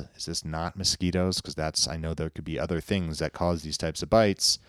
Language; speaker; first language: English; native; English